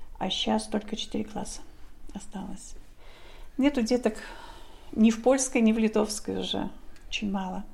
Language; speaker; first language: Russian; non-native, local second language; Polish